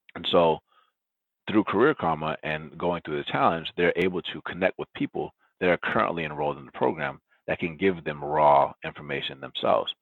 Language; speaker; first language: English; early bilingual, other home language; Spanish